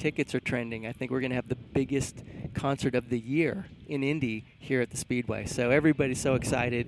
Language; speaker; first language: English; native; English